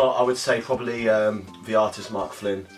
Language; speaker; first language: English; native; English